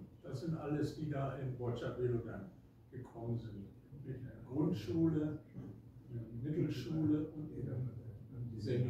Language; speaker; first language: German; early bilingual, heritage; German